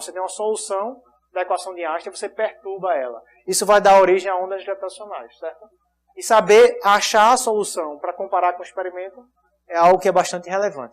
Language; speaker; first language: Portuguese; native; Portuguese